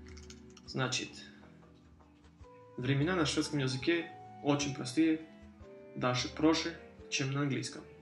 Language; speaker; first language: Russian; early bilingual, heritage; Russian